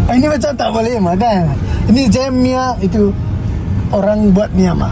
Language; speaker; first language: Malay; non-native, learner; Tedim Chin